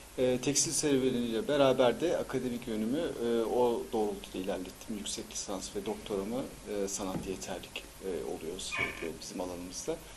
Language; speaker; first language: Turkish; early bilingual, heritage; Turkish